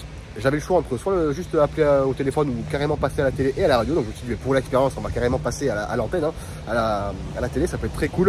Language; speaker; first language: French; native; French